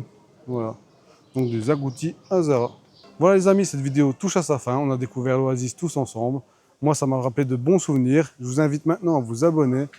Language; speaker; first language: French; native; French